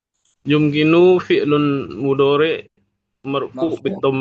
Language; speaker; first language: Arabic; non-native, learner; Indonesian